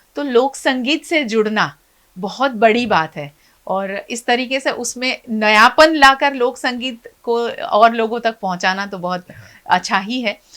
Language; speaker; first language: Hindi; non-native, local second language; Gujarati